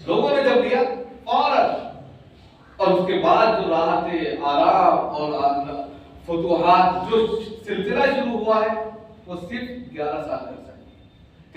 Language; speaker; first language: Urdu; native; Urdu